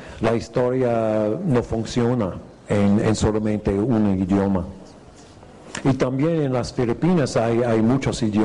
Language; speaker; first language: Spanish; non-native, fluent; English